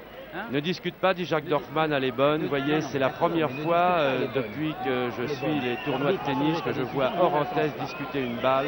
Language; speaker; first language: French; native; French